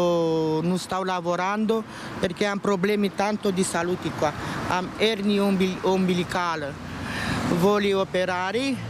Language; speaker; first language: Italian; non-native, learner; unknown